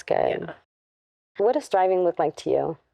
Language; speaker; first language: English; native; English